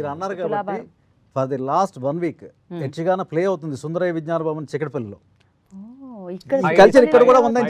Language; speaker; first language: Telugu; native; Telugu